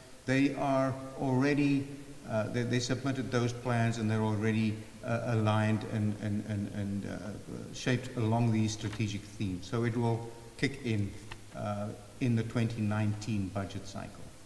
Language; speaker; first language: English; non-native, local second language; Afrikaans